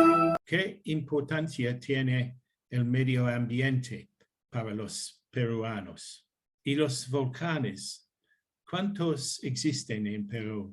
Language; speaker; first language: Spanish; non-native, learner; English